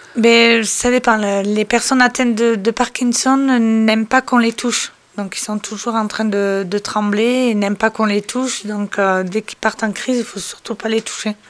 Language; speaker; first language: French; early bilingual, other home language; Portuguese